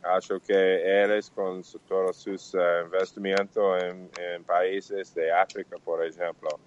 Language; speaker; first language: Portuguese; non-native, learner; Spanish